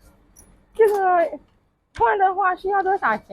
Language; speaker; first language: Chinese; non-native, fluent; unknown